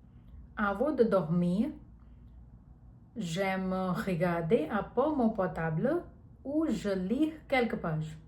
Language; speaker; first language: French; non-native, learner; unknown